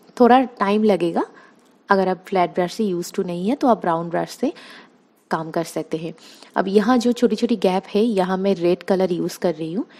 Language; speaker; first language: Hindi; non-native, local second language; Bangla